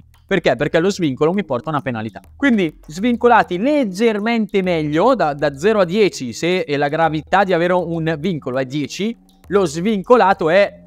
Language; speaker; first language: Italian; native; Italian